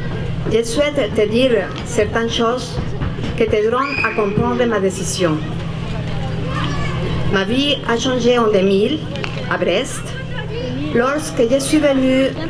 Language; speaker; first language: French; non-native, fluent; Spanish